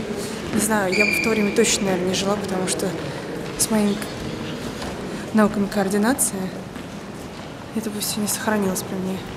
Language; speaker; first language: Russian; native; Russian